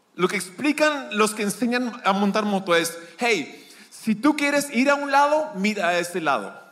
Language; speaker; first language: Spanish; native; Spanish